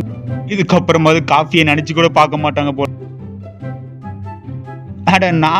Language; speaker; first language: Tamil; native; Tamil